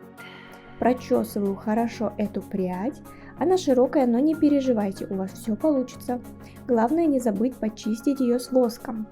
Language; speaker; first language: Russian; native; Russian